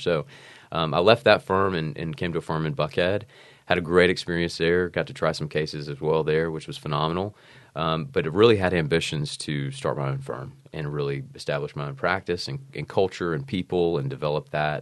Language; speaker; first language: English; native; English